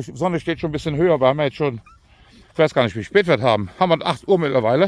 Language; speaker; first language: German; native; German